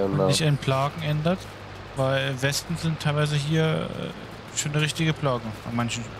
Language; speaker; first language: German; native; German